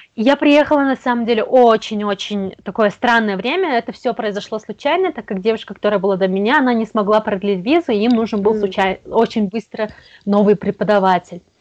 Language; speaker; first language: Russian; native; Russian